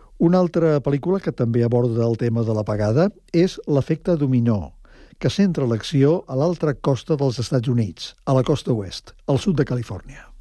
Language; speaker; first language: Catalan; native; Catalan